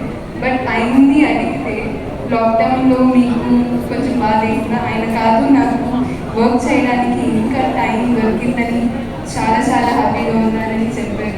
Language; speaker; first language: Telugu; non-native, fluent; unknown